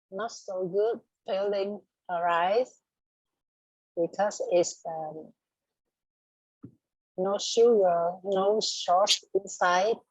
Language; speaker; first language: English; non-native, learner; Vietnamese